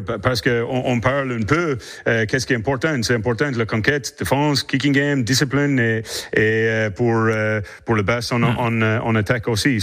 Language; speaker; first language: French; non-native, learner; English